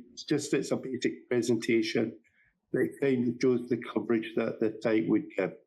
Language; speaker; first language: English; native; English